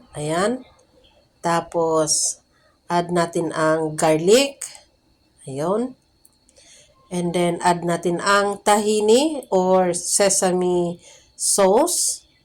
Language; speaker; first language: Filipino; native; Filipino